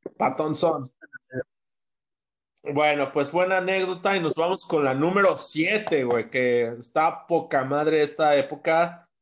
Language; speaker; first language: Spanish; native; Spanish